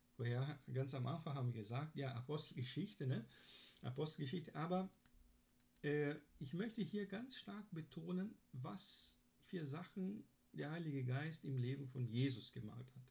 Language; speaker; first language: German; non-native, fluent; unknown